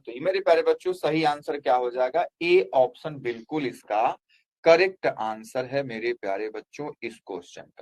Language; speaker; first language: Hindi; native; Hindi